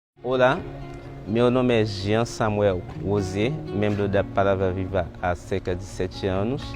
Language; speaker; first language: Portuguese; non-native, fluent; Haitian Creole